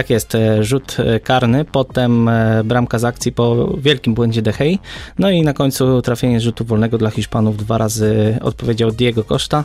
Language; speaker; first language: Polish; native; Polish